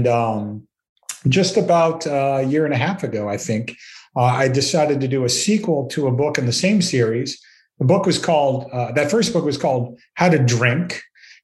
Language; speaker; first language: English; native; English